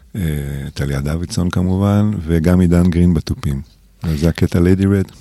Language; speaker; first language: Hebrew; early bilingual, other home language; English